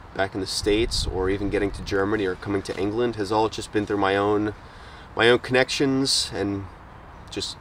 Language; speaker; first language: English; native; English